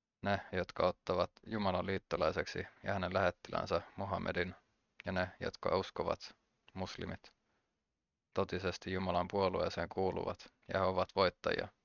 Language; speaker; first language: Finnish; native; Finnish